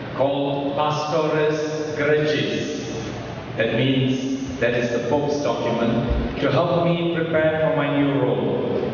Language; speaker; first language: English; non-native, local second language; Tamil